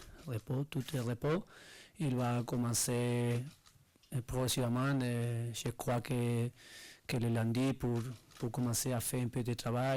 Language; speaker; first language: French; non-native, learner; Spanish